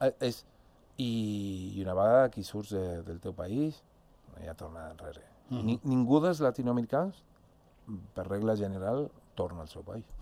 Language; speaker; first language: Catalan; non-native, fluent; Spanish